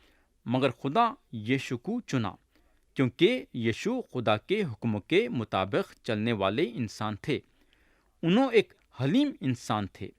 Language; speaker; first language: Urdu; native; Urdu